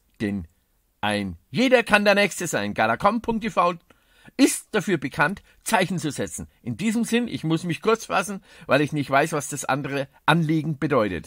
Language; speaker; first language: German; native; German